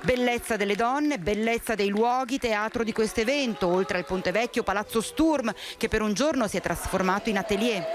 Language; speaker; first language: Italian; native; Italian